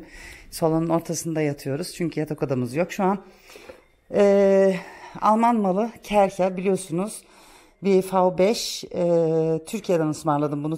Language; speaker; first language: Turkish; early bilingual, heritage; Turkish